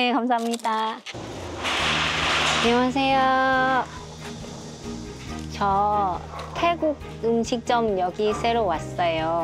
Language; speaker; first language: Korean; non-native, learner; Thai